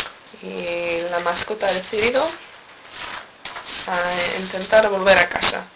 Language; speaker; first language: Spanish; non-native, learner; English